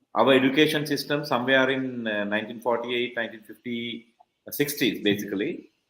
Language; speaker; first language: English; non-native, local second language; Tamil